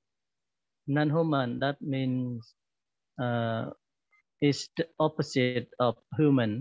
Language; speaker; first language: English; non-native, learner; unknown